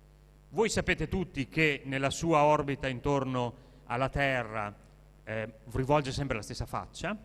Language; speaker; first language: Italian; native; Italian